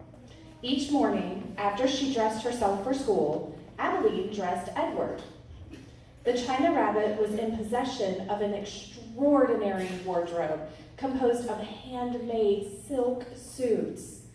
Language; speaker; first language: English; native; English